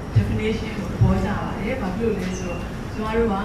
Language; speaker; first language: English; non-native, fluent; Burmese